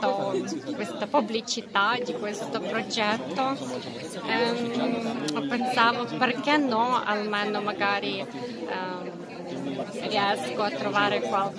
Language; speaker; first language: Italian; non-native, fluent; Ukrainian